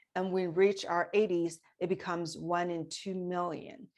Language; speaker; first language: English; non-native, fluent; Chinese